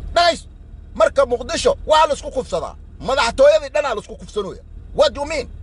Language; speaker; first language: Somali; native; Somali